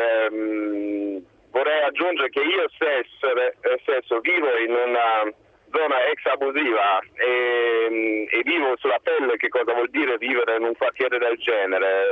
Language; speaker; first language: Italian; non-native, fluent; German